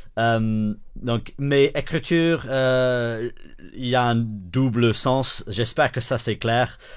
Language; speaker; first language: French; non-native, fluent; English